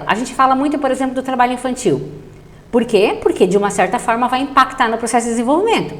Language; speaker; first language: Portuguese; native; Portuguese